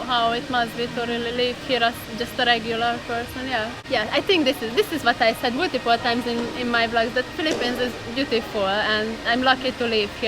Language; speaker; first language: English; non-native, fluent; Hungarian